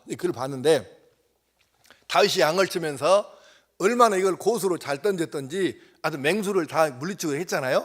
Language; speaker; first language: Korean; native; Korean